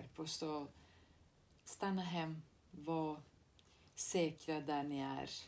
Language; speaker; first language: Swedish; non-native, fluent; Serbian